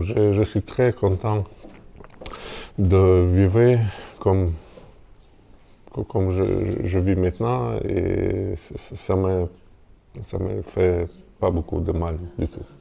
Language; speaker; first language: French; non-native, fluent; Russian